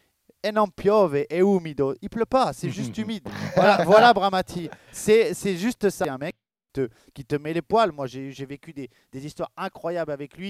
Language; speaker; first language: French; native; French